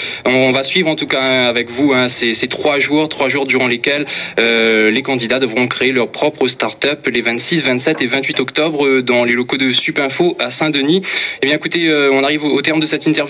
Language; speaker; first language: French; native; French